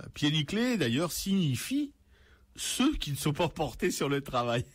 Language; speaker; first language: French; native; French